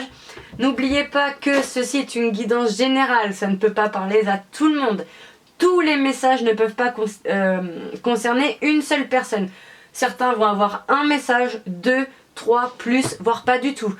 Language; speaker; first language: French; native; French